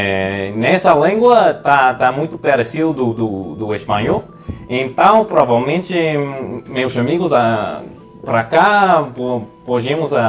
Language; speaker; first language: Portuguese; non-native, learner; English